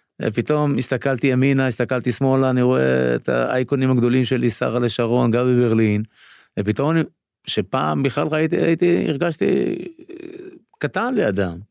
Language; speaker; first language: Hebrew; native; Hebrew